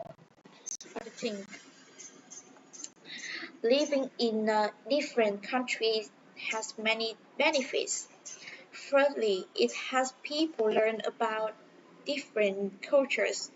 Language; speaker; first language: English; non-native, learner; Vietnamese